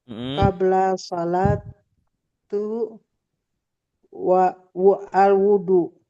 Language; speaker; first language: Arabic; non-native, learner; Indonesian